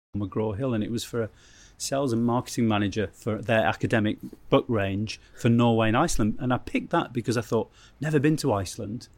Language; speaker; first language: English; native; English